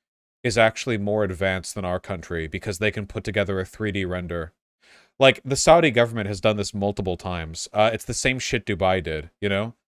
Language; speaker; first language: English; native; English